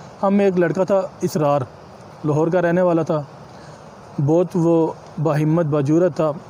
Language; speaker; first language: Urdu; non-native, local second language; Punjabi